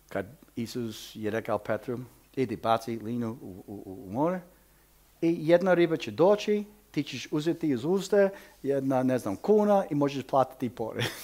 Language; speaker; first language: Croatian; early bilingual, heritage; Croatian